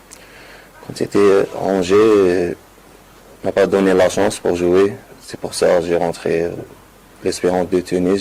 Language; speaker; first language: French; non-native, learner; Arabic